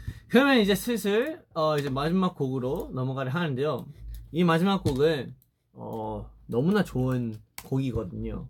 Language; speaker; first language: Korean; early bilingual, heritage; Korean